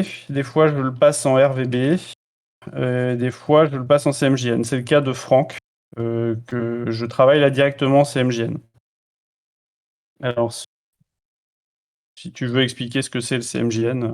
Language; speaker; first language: French; native; French